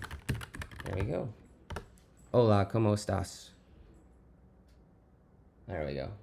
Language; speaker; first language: Spanish; non-native, learner; English